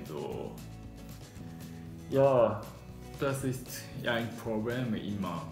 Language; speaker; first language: German; non-native, learner; Japanese